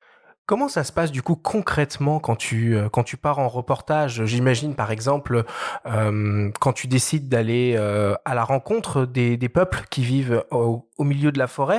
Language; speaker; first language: French; native; French